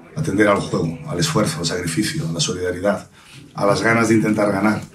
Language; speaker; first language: Spanish; non-native, local second language; Catalan